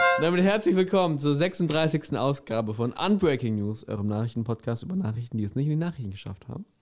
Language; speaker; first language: German; native; German